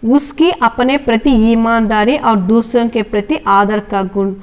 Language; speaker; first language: Hindi; non-native, local second language; Telugu